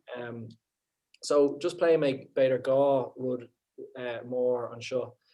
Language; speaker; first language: Irish; non-native, local second language; English